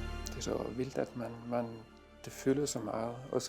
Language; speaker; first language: Danish; native; Danish